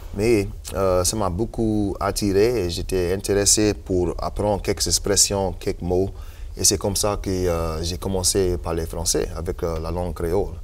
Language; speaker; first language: French; non-native, local second language; English